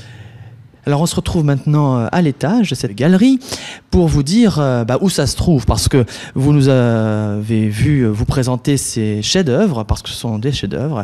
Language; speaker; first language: French; native; French